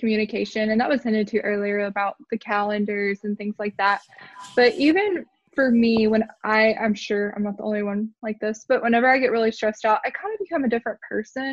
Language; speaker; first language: English; native; English